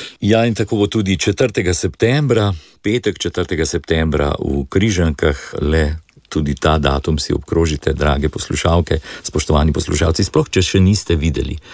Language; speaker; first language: Slovenian; native; Slovenian